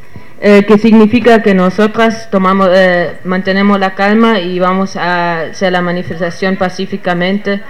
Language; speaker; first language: Spanish; non-native, fluent; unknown